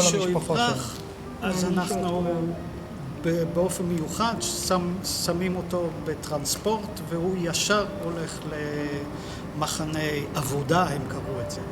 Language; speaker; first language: Hebrew; non-native, fluent; Dutch